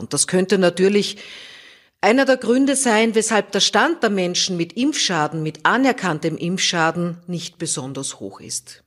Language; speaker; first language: German; native; German